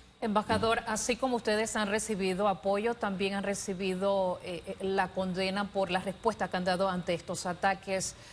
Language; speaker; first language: Spanish; native; Spanish